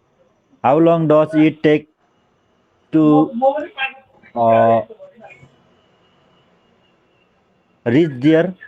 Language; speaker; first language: English; non-native, learner; Nepali